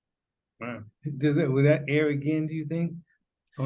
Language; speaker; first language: English; native; English